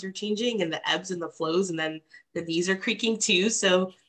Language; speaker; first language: English; native; English